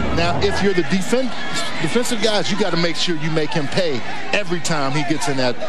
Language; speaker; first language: English; native; English